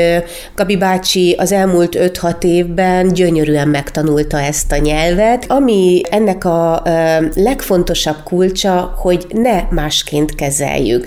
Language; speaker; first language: Hungarian; native; Hungarian